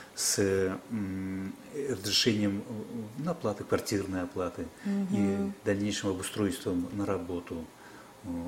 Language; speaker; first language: Russian; non-native, local second language; Kyrgyz